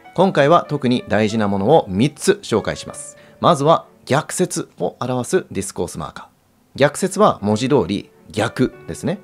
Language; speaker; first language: Japanese; native; Japanese